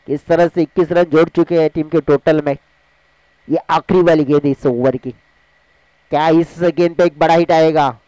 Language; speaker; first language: Hindi; non-native, local second language; Marathi